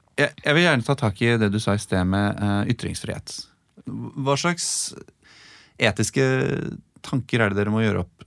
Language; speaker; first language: Norwegian; native; Norwegian